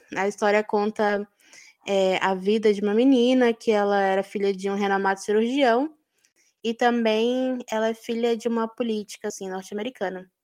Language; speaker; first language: Portuguese; native; Portuguese